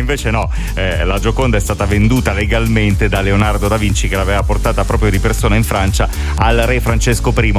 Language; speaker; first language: Italian; native; Italian